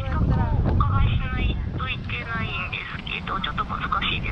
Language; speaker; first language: Japanese; native; Japanese